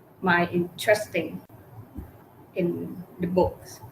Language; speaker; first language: English; non-native, learner; Thai